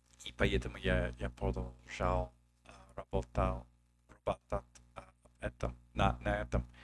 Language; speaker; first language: Russian; non-native, learner; English